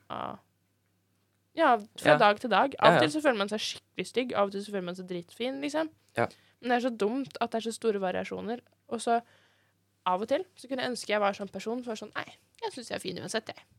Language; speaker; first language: Norwegian; native; Norwegian